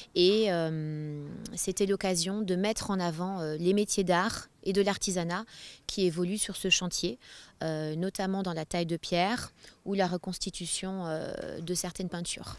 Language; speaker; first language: French; native; French